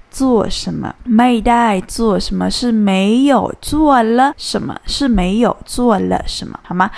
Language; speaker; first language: Chinese; non-native, fluent; Thai